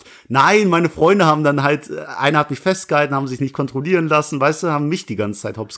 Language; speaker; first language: German; native; German